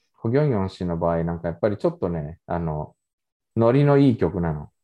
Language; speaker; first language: Japanese; native; Japanese